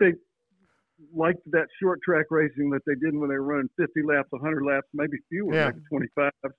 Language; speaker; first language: English; native; English